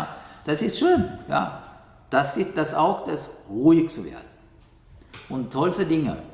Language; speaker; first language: German; non-native, learner; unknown